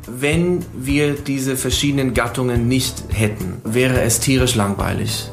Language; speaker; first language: German; non-native, fluent; English